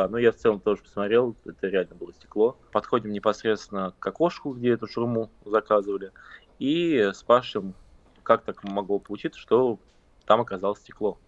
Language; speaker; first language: Russian; native; Russian